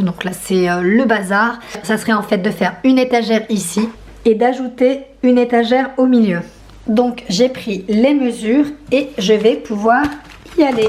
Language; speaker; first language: French; native; French